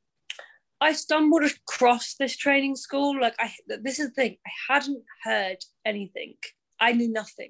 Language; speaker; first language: English; native; English